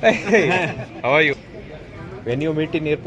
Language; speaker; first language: English; non-native, local second language; Kannada